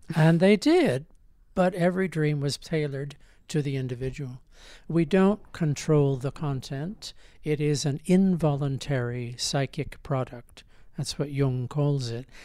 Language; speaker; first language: English; native; English